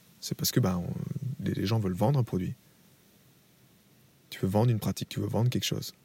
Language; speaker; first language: French; native; French